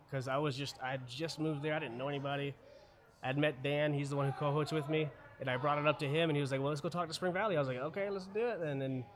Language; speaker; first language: English; early bilingual, other home language; German